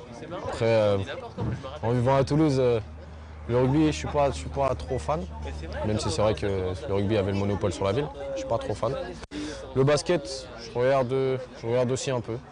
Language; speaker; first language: French; native; French